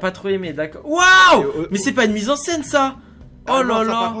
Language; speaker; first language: French; native; French